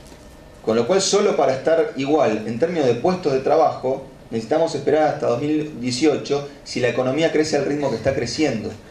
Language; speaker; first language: Spanish; native; Spanish